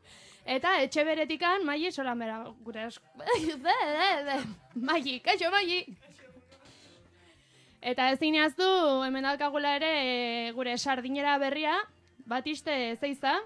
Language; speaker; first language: Basque; native; Basque